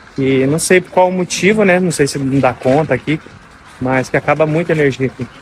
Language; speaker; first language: Portuguese; native; Portuguese